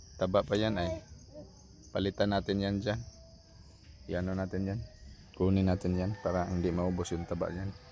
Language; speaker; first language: Filipino; non-native, local second language; Cebuano